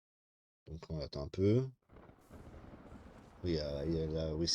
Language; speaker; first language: French; native; French